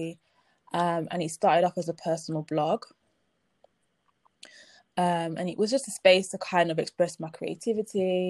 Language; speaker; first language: English; native; English